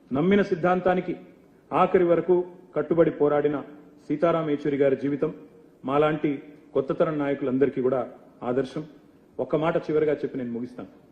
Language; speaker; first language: Telugu; native; Telugu